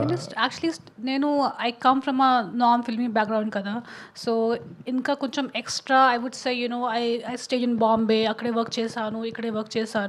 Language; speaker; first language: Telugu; non-native, fluent; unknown